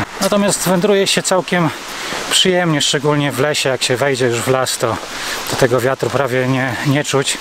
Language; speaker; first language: Polish; native; Polish